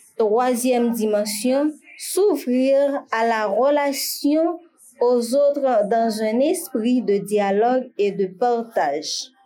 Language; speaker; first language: French; non-native, local second language; Haitian Creole